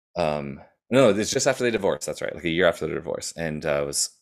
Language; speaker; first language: English; native; English